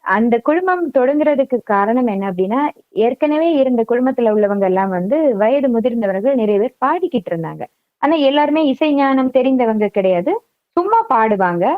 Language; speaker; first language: Tamil; non-native, local second language; Malayalam